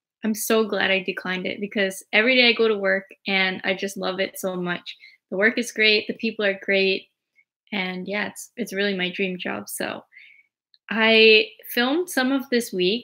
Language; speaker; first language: English; native; English